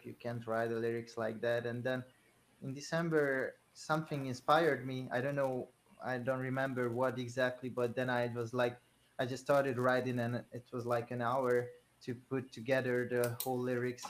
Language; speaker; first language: English; non-native, fluent; Hungarian